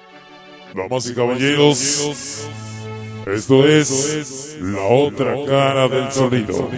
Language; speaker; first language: Spanish; native; Spanish